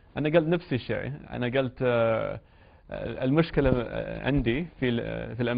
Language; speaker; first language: Arabic; non-native, learner; English